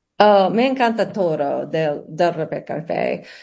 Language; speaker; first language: Spanish; non-native, learner; English